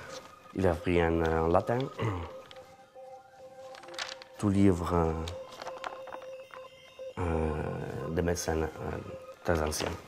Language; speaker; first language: French; non-native, learner; Italian